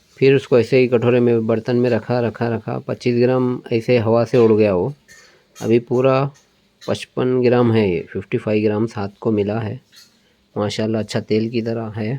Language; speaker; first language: Urdu; native; Urdu